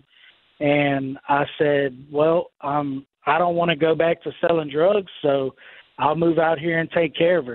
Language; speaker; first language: English; native; English